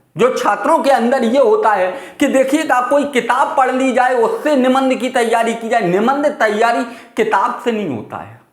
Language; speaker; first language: Hindi; native; Hindi